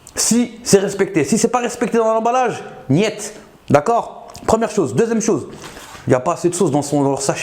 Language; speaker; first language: French; native; French